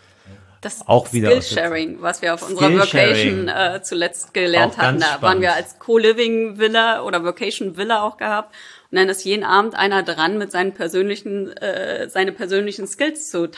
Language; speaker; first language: German; native; German